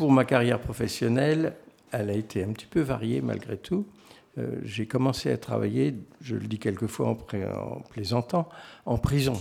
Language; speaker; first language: French; native; French